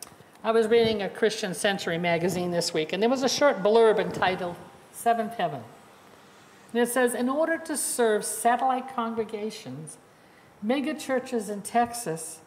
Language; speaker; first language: English; native; English